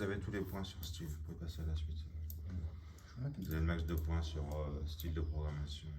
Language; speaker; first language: French; native; French